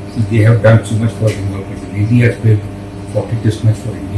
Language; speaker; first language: English; non-native, local second language; Bangla